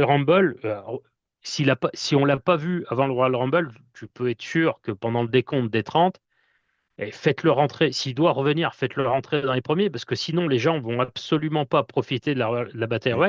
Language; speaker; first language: French; native; French